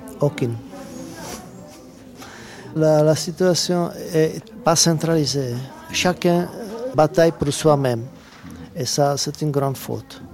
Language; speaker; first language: French; non-native, learner; Czech